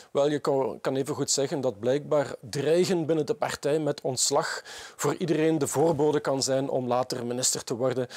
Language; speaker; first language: Dutch; native; Dutch